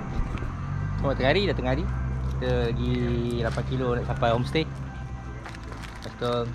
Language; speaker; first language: Malay; native; Malay